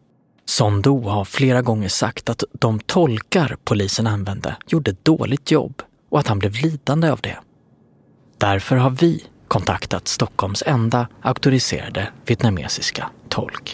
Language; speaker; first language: Swedish; native; Swedish